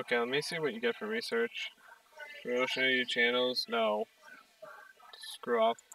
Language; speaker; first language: English; native; English